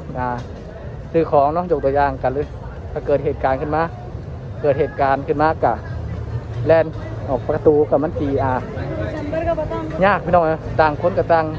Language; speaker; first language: Thai; non-native, local second language; Lao